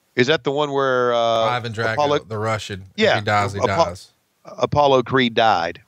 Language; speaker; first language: English; native; English